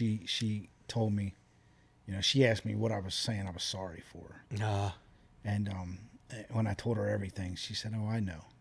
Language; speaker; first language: English; native; English